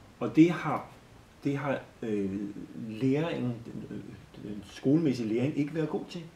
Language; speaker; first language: Danish; native; Danish